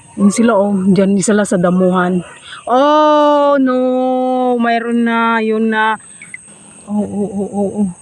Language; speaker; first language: Filipino; non-native, local second language; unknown